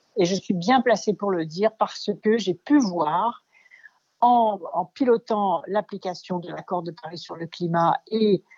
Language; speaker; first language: French; native; French